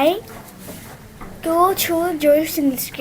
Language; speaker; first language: English; non-native, learner; Bangla